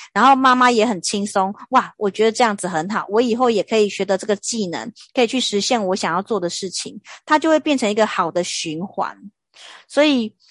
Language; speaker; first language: Chinese; native; Chinese